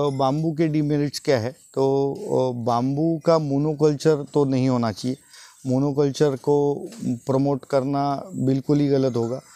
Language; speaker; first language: Hindi; non-native, local second language; Marathi